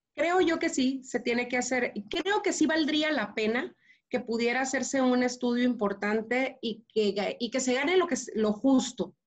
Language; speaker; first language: Spanish; native; Spanish